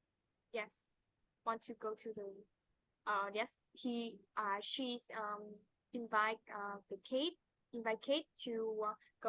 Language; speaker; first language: English; non-native, fluent; Vietnamese